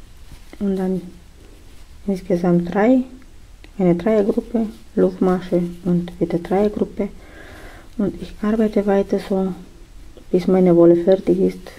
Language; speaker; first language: German; non-native, fluent; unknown